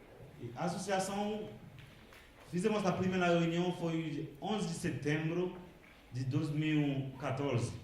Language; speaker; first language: Portuguese; non-native, local second language; Haitian Creole